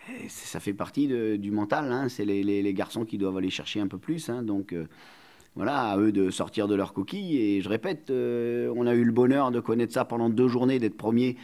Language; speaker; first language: French; native; French